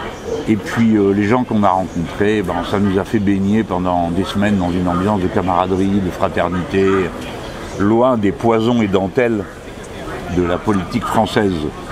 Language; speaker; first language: French; native; French